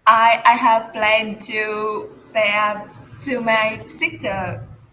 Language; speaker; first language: English; non-native, learner; Vietnamese